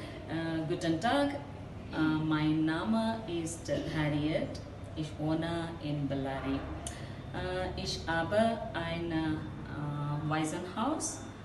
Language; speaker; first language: German; non-native, learner; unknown